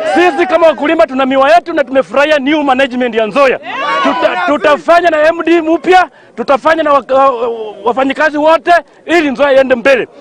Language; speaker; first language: Swahili; non-native, local second language; Luyia